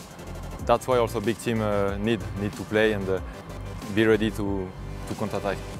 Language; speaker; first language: English; non-native, fluent; French